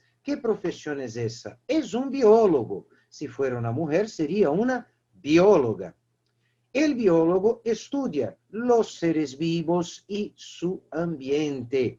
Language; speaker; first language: Spanish; non-native, fluent; Portuguese